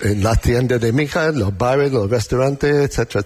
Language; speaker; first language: Spanish; non-native, learner; English